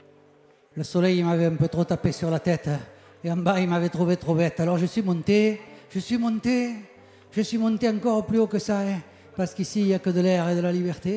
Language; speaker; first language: French; native; French